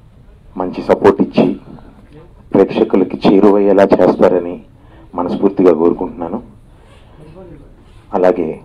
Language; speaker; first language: Telugu; native; Telugu